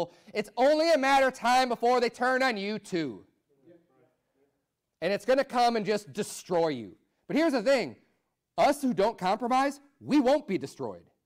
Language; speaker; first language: English; native; English